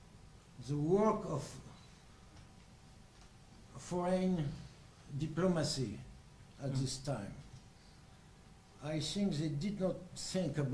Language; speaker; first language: English; non-native, learner; French